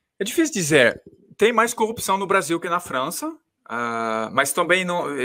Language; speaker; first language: Portuguese; non-native, fluent; French